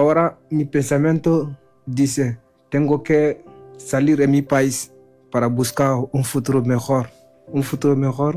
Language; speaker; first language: Spanish; non-native, learner; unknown